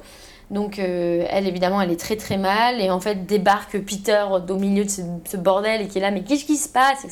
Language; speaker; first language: French; native; French